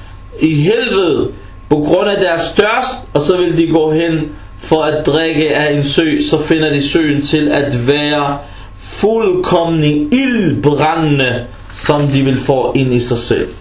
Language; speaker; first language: Danish; early bilingual, other home language; Arabic